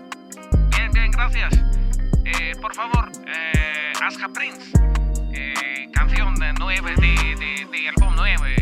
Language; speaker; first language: Spanish; non-native, learner; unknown